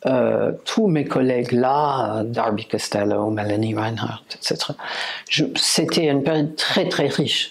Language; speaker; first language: French; non-native, fluent; English